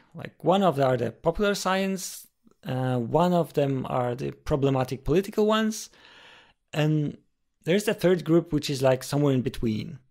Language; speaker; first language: English; non-native, fluent; Polish